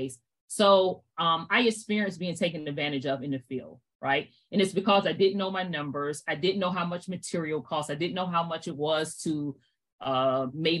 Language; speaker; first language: English; native; English